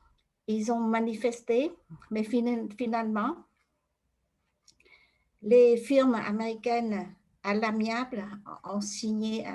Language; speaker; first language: French; non-native, fluent; Vietnamese